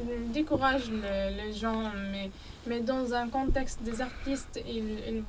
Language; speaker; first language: French; non-native, learner; Arabic